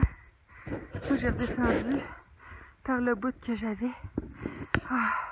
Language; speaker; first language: French; native; French